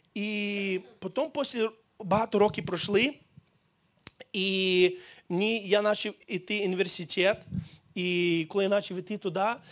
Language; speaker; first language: Ukrainian; early bilingual, heritage; Ukrainian